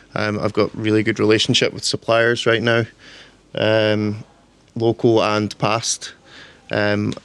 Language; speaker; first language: English; native; English